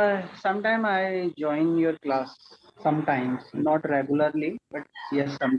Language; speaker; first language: English; non-native, learner; Hindi